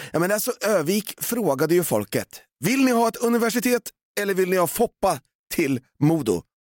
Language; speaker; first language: Swedish; native; Swedish